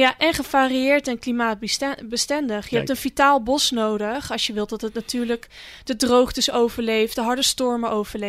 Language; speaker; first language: Dutch; native; Dutch